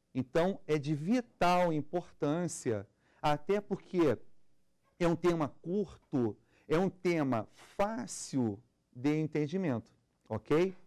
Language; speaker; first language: Portuguese; native; Portuguese